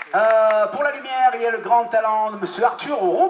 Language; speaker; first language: French; native; French